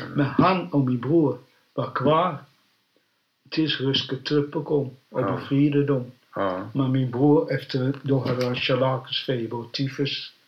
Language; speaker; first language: Swedish; non-native, learner; Dutch